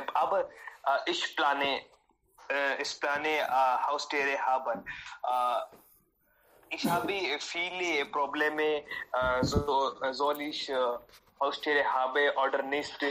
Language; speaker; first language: German; non-native, learner; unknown